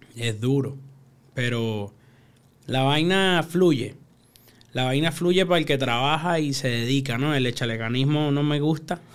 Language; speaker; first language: Spanish; native; Spanish